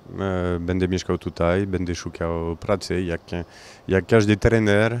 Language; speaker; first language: Polish; non-native, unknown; French